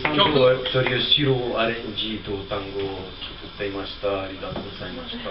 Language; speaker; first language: Japanese; non-native, learner; Spanish